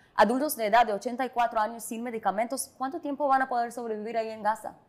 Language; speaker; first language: Spanish; non-native, fluent; Hebrew